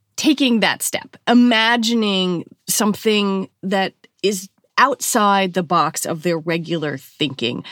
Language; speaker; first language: English; native; English